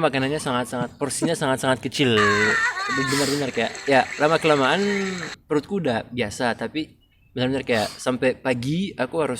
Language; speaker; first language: Indonesian; non-native, fluent; French